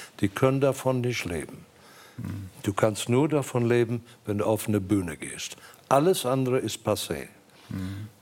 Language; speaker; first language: German; non-native, fluent; English